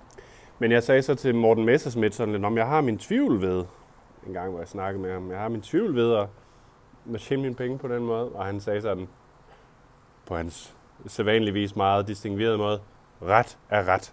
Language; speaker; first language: Danish; native; Danish